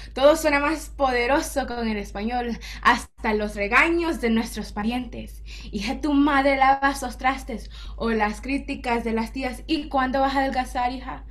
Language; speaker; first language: Spanish; early bilingual, heritage; Spanish